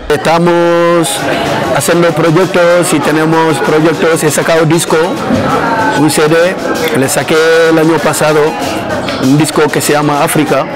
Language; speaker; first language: Spanish; non-native, fluent; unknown